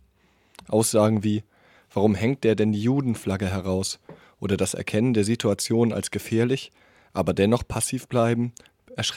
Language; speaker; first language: German; native; German